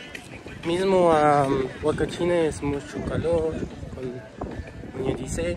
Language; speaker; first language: Spanish; non-native, learner; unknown